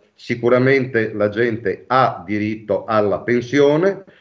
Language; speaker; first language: Italian; native; Italian